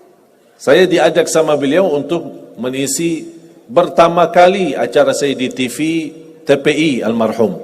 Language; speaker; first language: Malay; non-native, fluent; Arabic